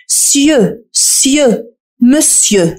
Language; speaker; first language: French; non-native, fluent; Arabic